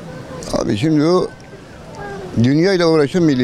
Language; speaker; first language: Turkish; native; Turkish